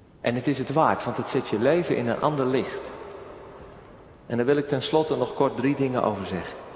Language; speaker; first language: Dutch; native; Dutch